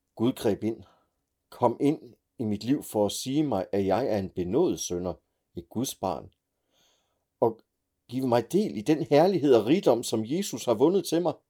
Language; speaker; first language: Danish; native; Danish